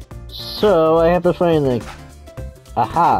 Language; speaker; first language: English; native; English